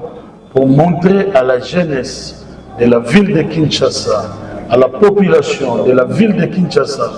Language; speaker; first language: French; non-native, local second language; Lingala